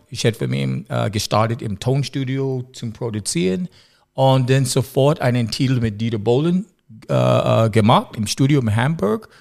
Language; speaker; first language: German; non-native, learner; English